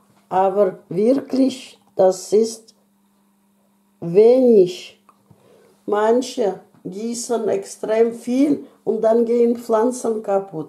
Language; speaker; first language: German; non-native, fluent; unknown